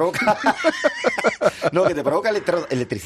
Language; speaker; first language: Spanish; native; Spanish